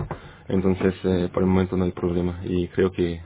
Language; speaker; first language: Spanish; non-native, fluent; French